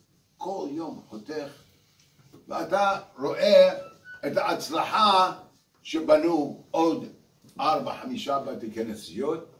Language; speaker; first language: Hebrew; non-native, fluent; English